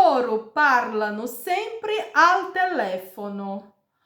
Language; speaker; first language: Italian; non-native, fluent; Portuguese